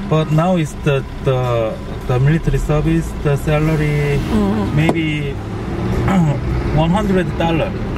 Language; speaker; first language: English; non-native, learner; Korean